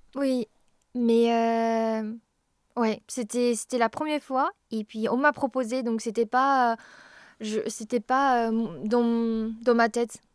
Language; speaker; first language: French; non-native, fluent; Japanese